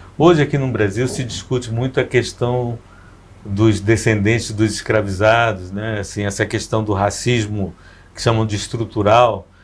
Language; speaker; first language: Portuguese; native; Portuguese